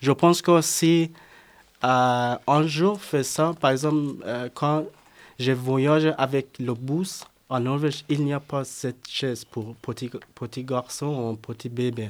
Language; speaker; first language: French; non-native, learner; Persian